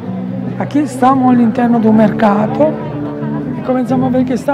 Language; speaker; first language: Portuguese; non-native, learner; Italian